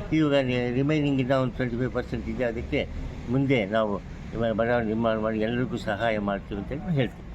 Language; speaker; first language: Kannada; native; Kannada